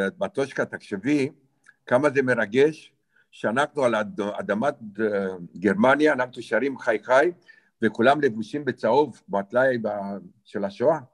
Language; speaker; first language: Hebrew; non-native, fluent; Romanian